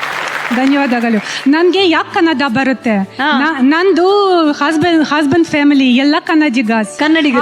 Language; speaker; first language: Kannada; non-native, learner; Russian